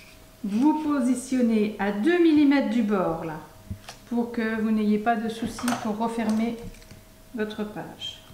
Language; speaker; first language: French; native; French